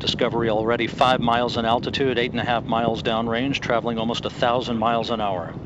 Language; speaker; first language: English; native; English